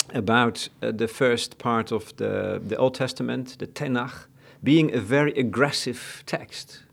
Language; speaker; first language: English; non-native, fluent; Dutch